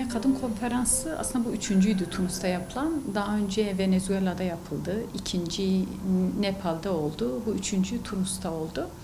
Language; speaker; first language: Turkish; non-native, local second language; Kurdish